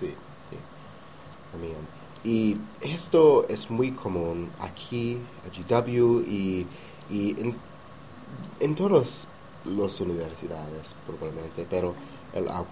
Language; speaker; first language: Spanish; non-native, learner; English